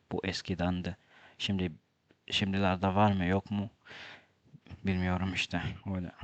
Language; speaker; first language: Turkish; non-native, fluent; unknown